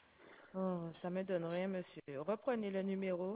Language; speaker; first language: French; native; French